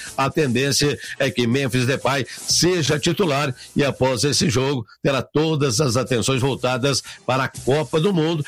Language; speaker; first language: Portuguese; native; Portuguese